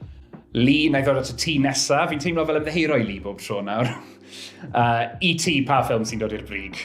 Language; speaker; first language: Welsh; native; Welsh